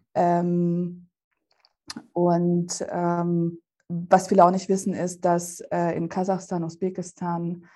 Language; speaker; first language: German; early bilingual, other home language; Russian